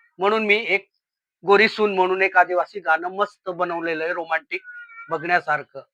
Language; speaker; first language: Marathi; non-native, local second language; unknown